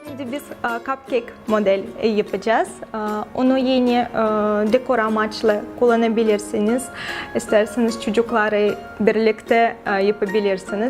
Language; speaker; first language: Turkish; non-native, fluent; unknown